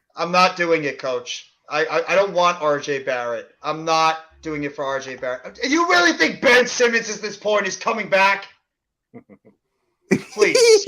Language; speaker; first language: English; native; English